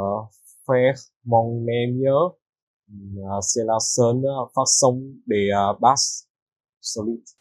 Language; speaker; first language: French; non-native, learner; Vietnamese